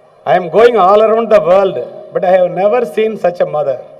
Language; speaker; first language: English; non-native, local second language; Tamil